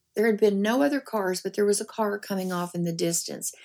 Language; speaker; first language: English; native; English